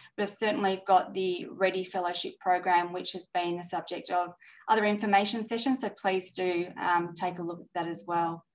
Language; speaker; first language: English; native; English